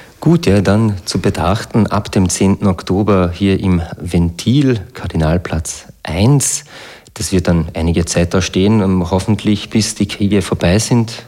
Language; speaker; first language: German; native; German